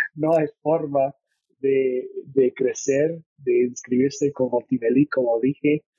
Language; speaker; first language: Spanish; non-native, fluent; English